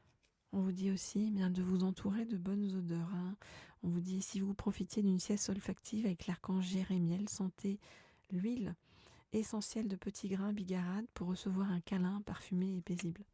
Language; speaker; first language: French; native; French